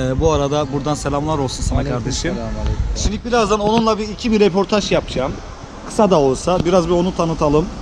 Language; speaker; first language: Turkish; early bilingual, heritage; Turkish